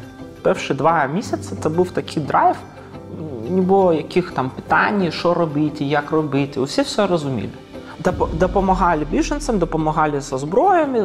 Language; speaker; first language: Ukrainian; early bilingual, heritage; Ukrainian